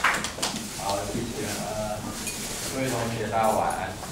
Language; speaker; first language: Chinese; native; Chinese